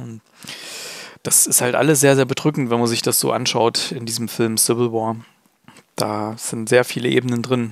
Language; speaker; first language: German; native; German